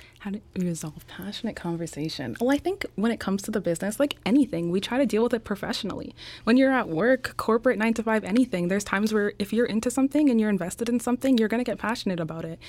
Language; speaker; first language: English; native; English